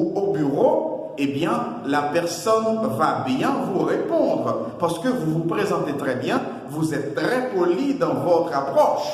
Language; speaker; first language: French; non-native, local second language; Haitian Creole